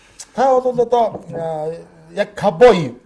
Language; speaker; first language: Mongolian; native; Mongolian